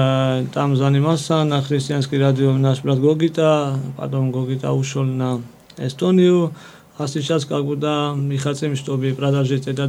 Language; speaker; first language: Russian; non-native, fluent; Georgian